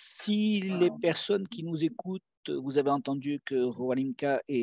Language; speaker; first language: French; native; French